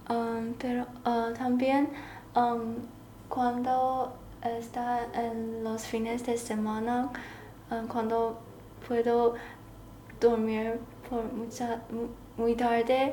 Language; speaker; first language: Spanish; non-native, learner; Chinese